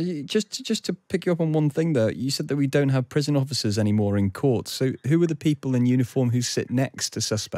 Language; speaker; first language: English; native; English